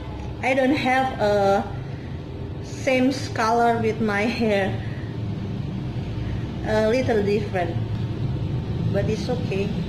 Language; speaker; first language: English; non-native, learner; Indonesian